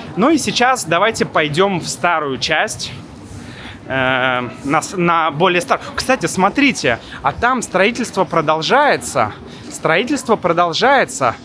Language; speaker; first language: Russian; native; Russian